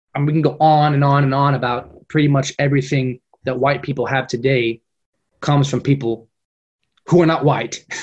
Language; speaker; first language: English; native; English